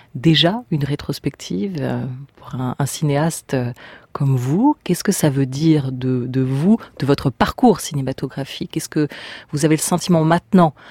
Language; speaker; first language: French; native; French